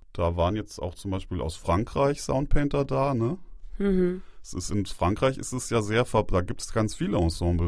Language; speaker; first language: German; native; German